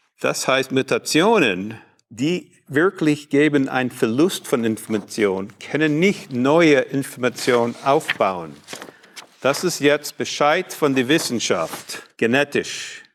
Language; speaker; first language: German; non-native, learner; English